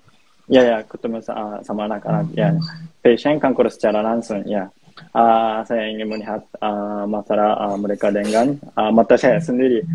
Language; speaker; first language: Indonesian; non-native, fluent; Japanese